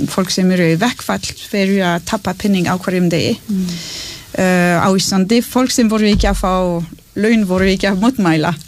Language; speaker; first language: Icelandic; non-native, learner; French